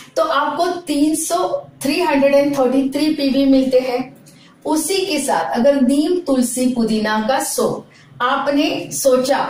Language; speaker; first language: Hindi; non-native, local second language; Marathi